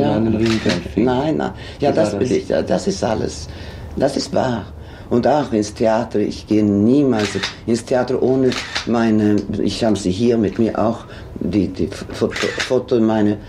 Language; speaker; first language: German; non-native, fluent; Swedish